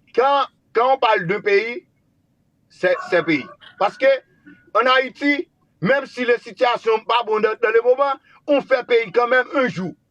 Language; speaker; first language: French; non-native, local second language; Haitian Creole